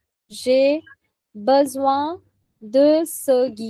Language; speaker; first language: French; non-native, fluent; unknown